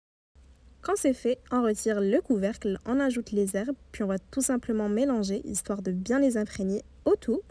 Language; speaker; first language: French; native; French